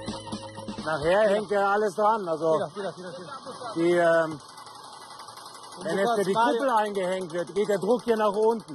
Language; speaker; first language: German; native; German